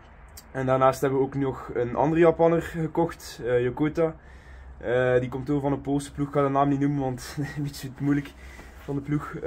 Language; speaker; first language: Dutch; native; Dutch